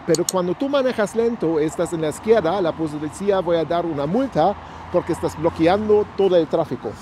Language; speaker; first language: Spanish; non-native, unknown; German